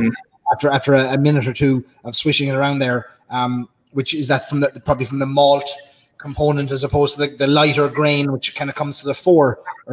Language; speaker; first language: English; native; English